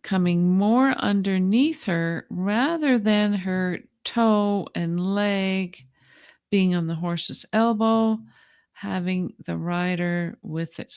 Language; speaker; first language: English; native; English